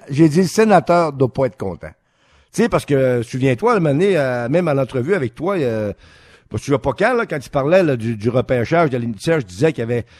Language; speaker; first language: French; native; French